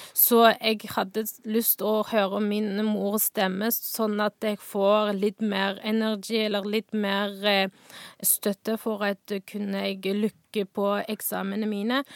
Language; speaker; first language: Norwegian; non-native, fluent; Uyghur